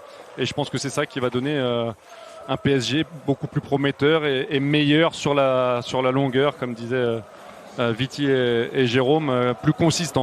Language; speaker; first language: French; native; French